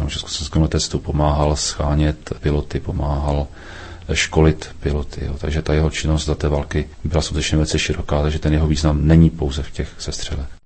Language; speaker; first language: Czech; native; Czech